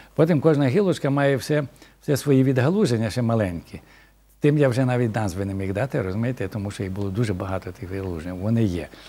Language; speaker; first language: Ukrainian; native; Ukrainian